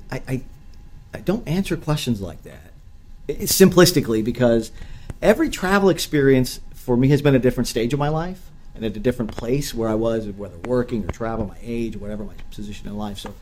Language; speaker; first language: English; native; English